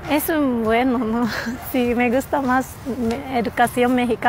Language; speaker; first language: Spanish; non-native, learner; Japanese